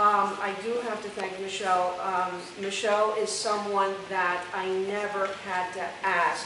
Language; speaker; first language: English; early bilingual, other home language; Spanish